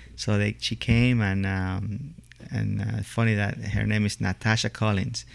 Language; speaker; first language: English; non-native, fluent; Spanish